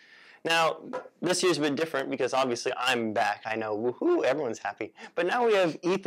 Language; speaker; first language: English; native; English